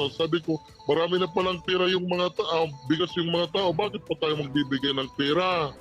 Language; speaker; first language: Filipino; non-native, local second language; Waray